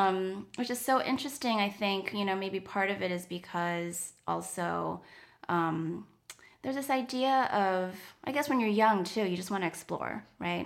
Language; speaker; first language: English; non-native, fluent; Chinese